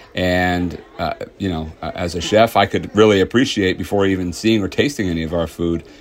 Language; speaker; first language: English; native; English